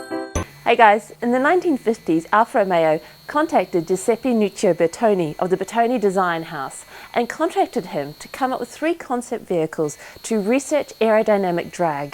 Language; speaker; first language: English; native; English